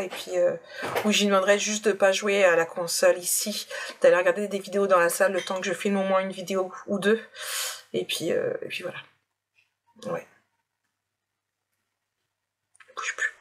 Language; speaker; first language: French; native; French